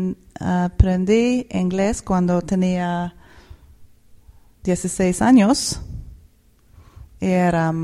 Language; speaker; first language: Spanish; non-native, fluent; Swedish